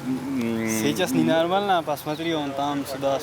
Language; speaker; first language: Russian; non-native, learner; Urdu